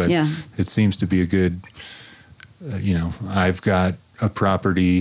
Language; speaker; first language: English; native; English